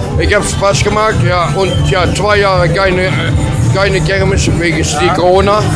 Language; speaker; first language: German; non-native, learner; Dutch